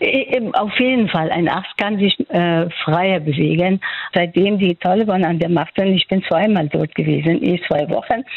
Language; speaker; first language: German; non-native, fluent; Persian